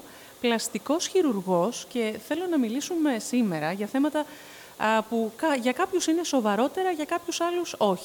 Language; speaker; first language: Greek; native; Greek